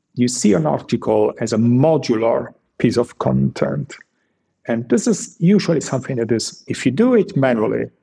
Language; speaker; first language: English; non-native, fluent; Italian